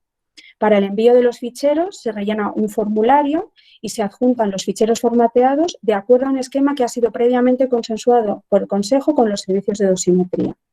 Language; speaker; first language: Spanish; native; Spanish